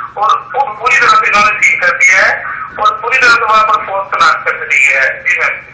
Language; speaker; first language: Hindi; non-native, local second language; Punjabi